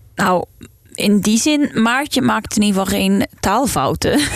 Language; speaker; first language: Dutch; non-native, fluent; Norwegian